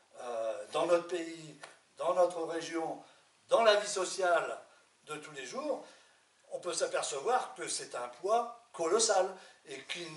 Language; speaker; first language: French; native; French